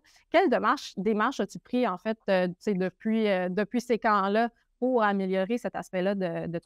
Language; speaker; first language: French; native; French